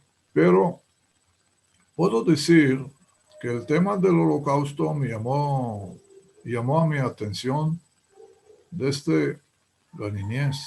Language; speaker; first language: Spanish; non-native, fluent; Hebrew